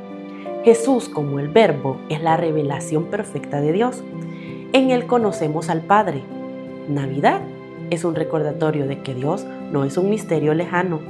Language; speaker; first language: Spanish; native; Spanish